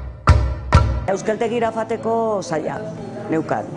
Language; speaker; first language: Basque; non-native, learner; Spanish